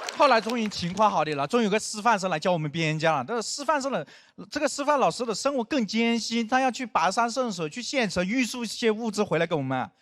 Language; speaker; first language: Chinese; non-native, local second language; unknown